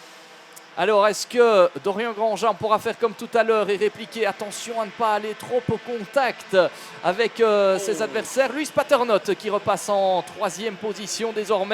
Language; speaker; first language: French; native; French